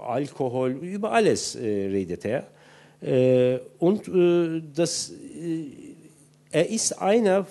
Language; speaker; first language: German; non-native, fluent; Turkish